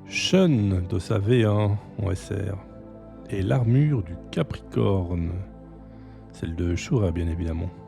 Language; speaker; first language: French; native; French